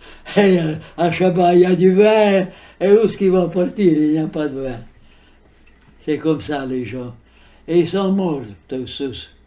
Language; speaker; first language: French; early bilingual, heritage; French